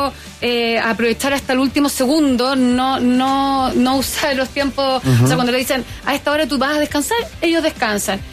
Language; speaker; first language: Spanish; native; Spanish